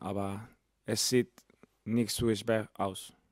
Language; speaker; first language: German; non-native, learner; Spanish